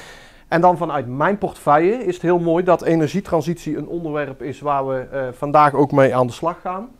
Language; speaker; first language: Dutch; native; Dutch